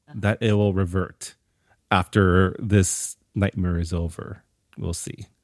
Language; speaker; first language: English; early bilingual, other home language; Chinese